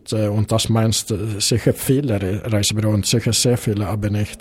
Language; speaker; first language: German; non-native, fluent; Swedish